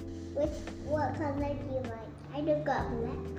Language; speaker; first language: English; non-native, learner; Indonesian